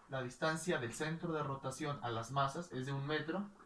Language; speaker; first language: Spanish; native; Spanish